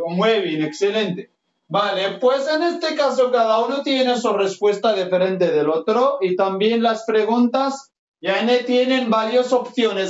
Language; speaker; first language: Spanish; non-native, fluent; Arabic